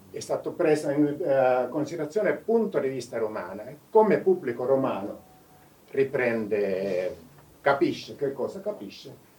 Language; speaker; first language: Italian; non-native, fluent; Finnish